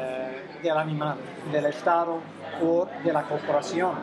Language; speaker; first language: Spanish; non-native, fluent; English